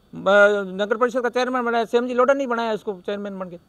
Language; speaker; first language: Hindi; native; Hindi